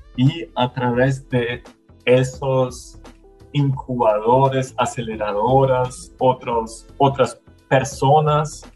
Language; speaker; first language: Spanish; non-native, fluent; German